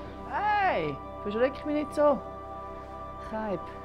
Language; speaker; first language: German; native; German